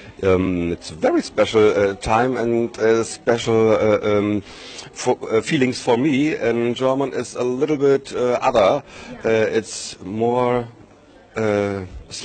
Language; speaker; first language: English; non-native, learner; German